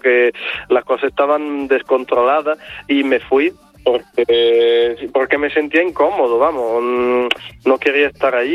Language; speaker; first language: Spanish; non-native, fluent; Italian